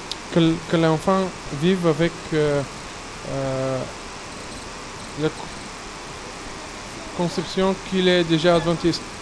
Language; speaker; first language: French; non-native, fluent; Bulgarian